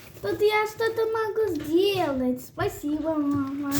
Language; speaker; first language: Russian; early bilingual, other home language; Armenian